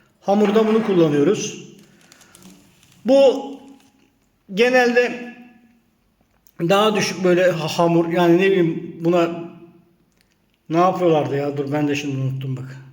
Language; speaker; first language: Turkish; native; Turkish